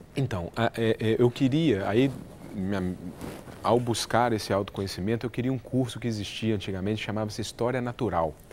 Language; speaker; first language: Portuguese; native; Portuguese